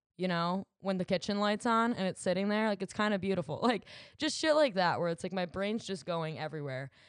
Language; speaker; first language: English; native; English